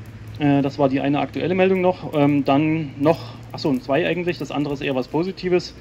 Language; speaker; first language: German; native; German